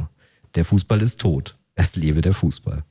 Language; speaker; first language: German; native; German